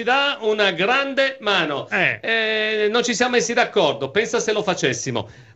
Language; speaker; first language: Italian; native; Italian